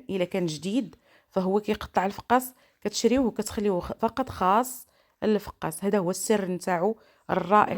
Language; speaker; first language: Arabic; native; Arabic